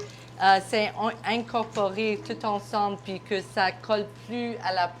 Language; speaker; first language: French; non-native, local second language; English